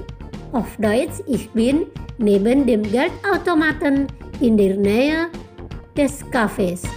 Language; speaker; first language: German; non-native, fluent; Indonesian